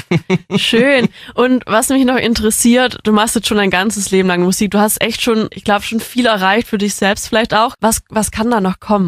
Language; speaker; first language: German; native; German